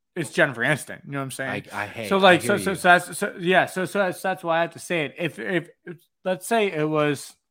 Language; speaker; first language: English; native; English